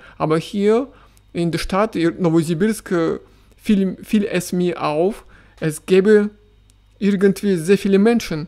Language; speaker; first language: German; non-native, fluent; Russian